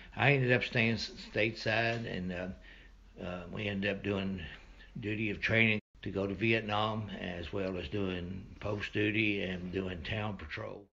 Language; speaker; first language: English; native; English